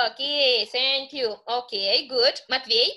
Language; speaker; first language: English; non-native, fluent; Russian